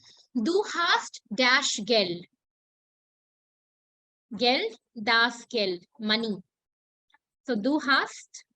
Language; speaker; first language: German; non-native, learner; Hindi